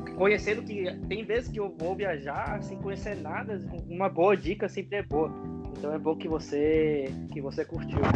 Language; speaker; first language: Portuguese; non-native, fluent; English